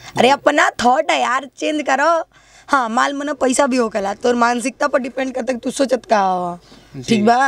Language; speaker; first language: Hindi; native; Hindi